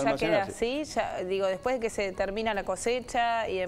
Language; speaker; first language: Spanish; native; Spanish